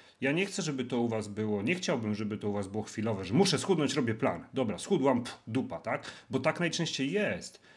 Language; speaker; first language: Polish; native; Polish